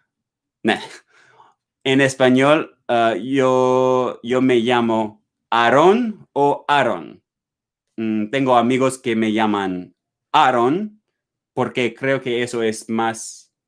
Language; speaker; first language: Spanish; non-native, learner; English